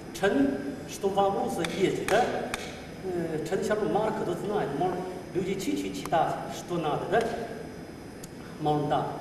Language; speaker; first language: Russian; non-native, learner; Chinese